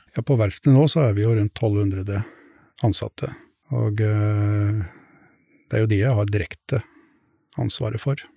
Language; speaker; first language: Norwegian; native; Norwegian